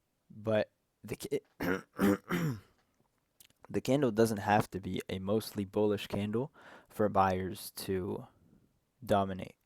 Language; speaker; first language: English; native; English